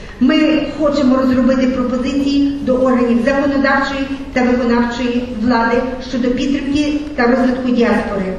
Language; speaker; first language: Ukrainian; native; Ukrainian